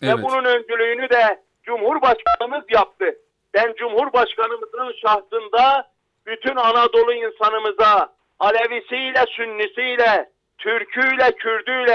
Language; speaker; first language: Turkish; native; Turkish